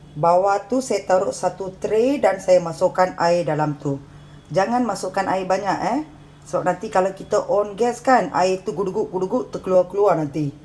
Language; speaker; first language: Malay; non-native, local second language; Tamil